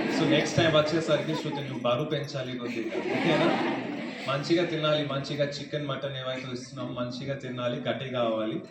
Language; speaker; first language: Telugu; non-native, fluent; Hindi